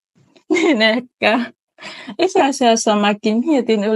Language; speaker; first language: Finnish; non-native, fluent; Vietnamese